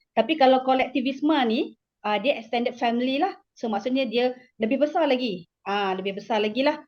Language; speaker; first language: Malay; native; Malay